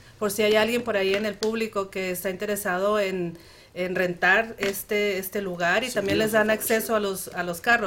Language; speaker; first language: Spanish; native; Spanish